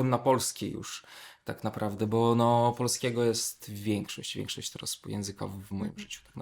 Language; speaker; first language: Polish; non-native, fluent; Belarusian